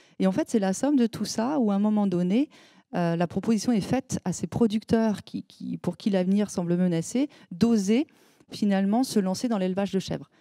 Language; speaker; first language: French; native; French